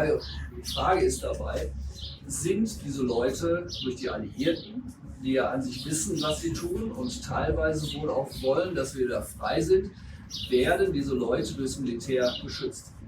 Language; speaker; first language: German; native; German